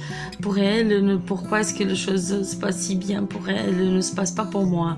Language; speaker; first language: French; non-native, fluent; Portuguese